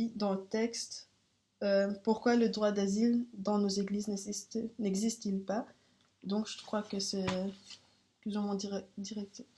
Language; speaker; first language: French; non-native, learner; Danish